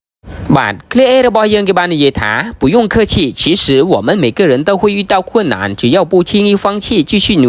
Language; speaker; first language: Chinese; non-native, fluent; Khmer